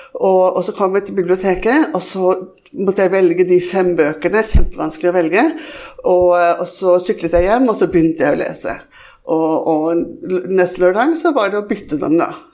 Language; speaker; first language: Norwegian; early bilingual, heritage; Norwegian